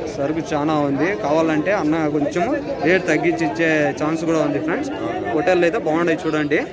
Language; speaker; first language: Telugu; native; Telugu